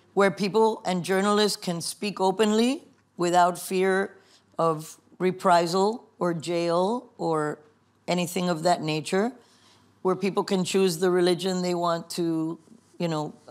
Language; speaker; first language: English; early bilingual, other home language; Spanish